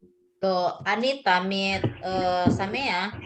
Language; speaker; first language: Hebrew; non-native, learner; Indonesian